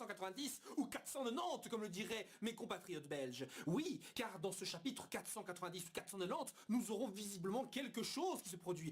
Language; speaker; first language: French; native; French